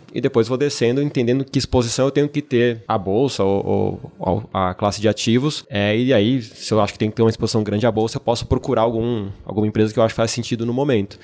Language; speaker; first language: Portuguese; native; Portuguese